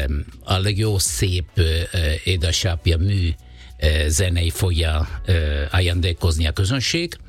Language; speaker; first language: Hungarian; non-native, fluent; Italian